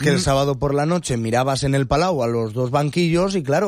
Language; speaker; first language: Spanish; native; Spanish